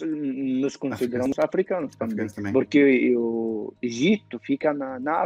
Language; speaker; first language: Portuguese; non-native, fluent; Arabic